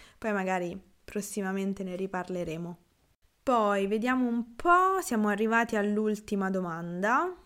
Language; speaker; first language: Italian; native; Italian